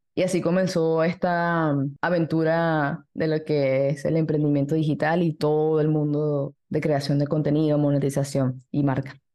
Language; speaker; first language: Spanish; native; Spanish